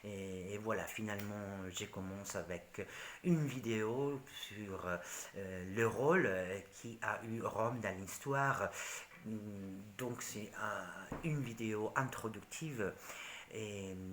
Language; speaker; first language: French; non-native, learner; Italian